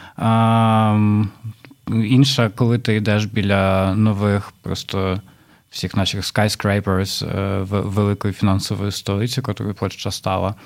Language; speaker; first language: Ukrainian; non-native, local second language; Russian